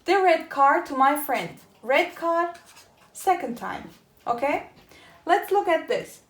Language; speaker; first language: English; non-native, fluent; Turkish